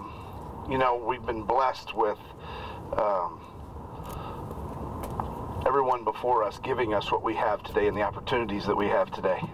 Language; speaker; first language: English; native; English